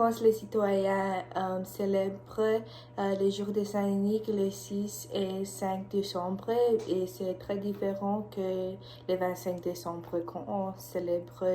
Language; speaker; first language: French; non-native, learner; English